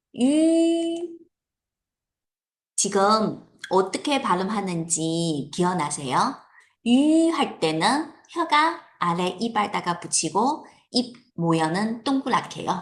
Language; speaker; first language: Korean; non-native, fluent; Chinese